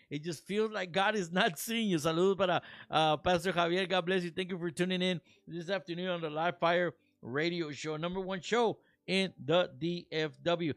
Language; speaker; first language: English; early bilingual, other home language; Spanish